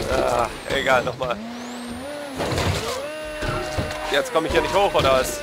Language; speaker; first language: German; native; German